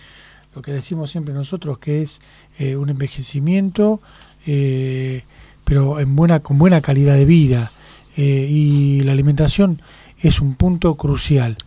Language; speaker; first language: Spanish; native; Spanish